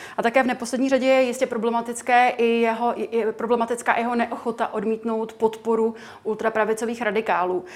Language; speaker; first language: Czech; native; Czech